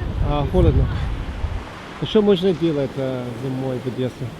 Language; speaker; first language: Russian; non-native, learner; English